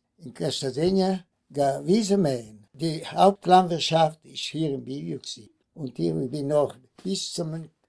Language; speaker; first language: German; non-native, local second language; Italian